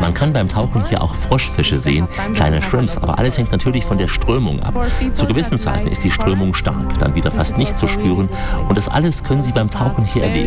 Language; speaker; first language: German; native; German